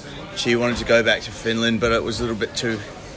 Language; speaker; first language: English; native; English